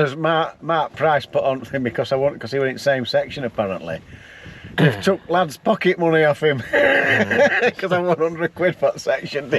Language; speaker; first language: English; native; English